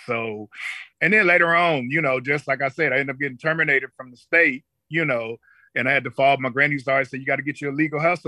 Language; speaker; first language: English; native; English